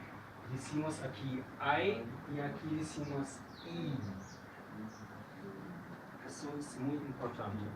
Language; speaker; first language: Spanish; non-native, fluent; German